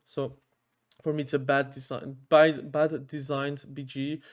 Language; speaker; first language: English; non-native, fluent; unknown